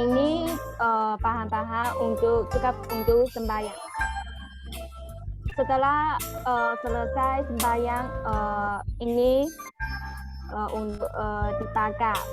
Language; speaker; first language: Indonesian; non-native, learner; Chinese